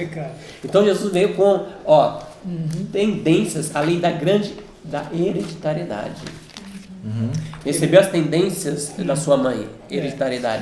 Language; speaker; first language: Portuguese; native; Portuguese